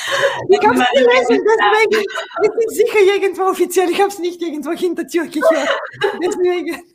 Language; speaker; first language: German; non-native, fluent; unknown